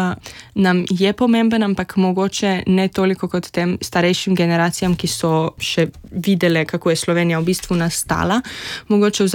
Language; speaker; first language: Slovenian; native; Slovenian